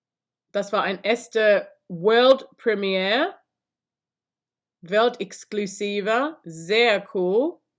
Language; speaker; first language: German; non-native, learner; English